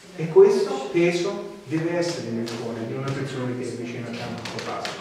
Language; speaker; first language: Italian; non-native, fluent; English